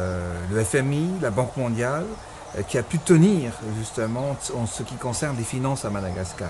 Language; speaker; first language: French; non-native, local second language; Malagasy